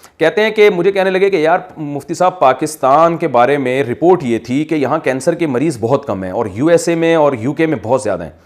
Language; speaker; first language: Urdu; native; Urdu